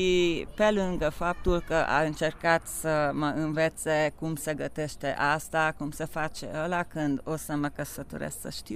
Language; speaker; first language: Romanian; non-native, local second language; Hungarian